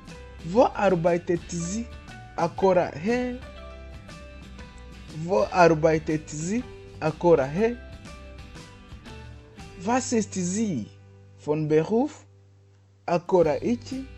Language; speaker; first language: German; non-native, fluent; Kinyarwanda